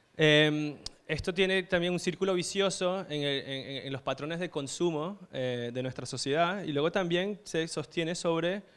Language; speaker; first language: Spanish; native; Spanish